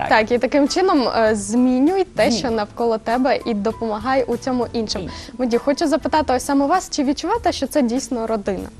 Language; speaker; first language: Ukrainian; native; Ukrainian